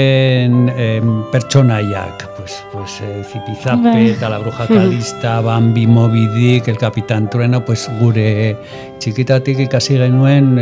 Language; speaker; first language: Basque; non-native, local second language; Spanish